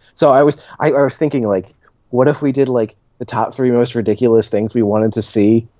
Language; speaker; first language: English; native; English